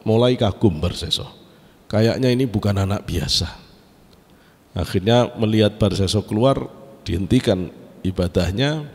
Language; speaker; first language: Indonesian; native; Indonesian